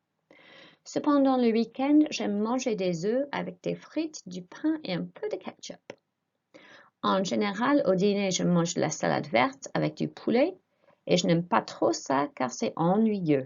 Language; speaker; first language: French; non-native, fluent; English